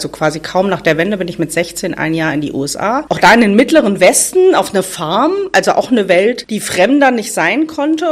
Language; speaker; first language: German; native; German